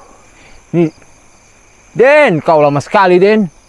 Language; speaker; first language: Malay; native; Malay